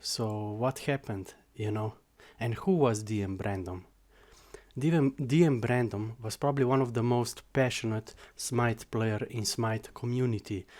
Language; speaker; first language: English; non-native, fluent; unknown